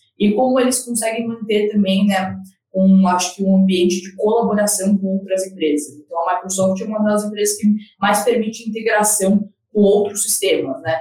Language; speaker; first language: Portuguese; native; Portuguese